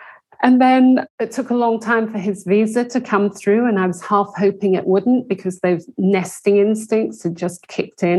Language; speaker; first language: English; native; English